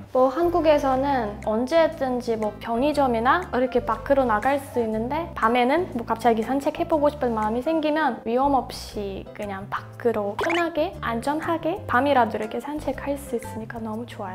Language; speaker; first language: Korean; non-native, fluent; Russian